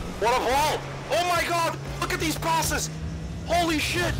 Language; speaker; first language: English; native; English